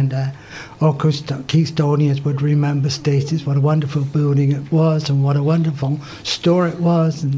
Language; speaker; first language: English; native; English